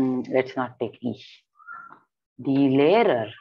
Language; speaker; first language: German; non-native, fluent; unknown